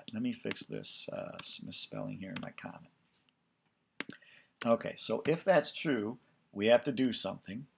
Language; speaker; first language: English; native; English